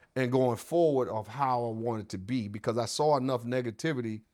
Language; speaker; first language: English; native; English